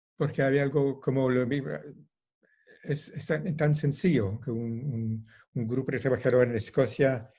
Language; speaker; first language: Spanish; non-native, fluent; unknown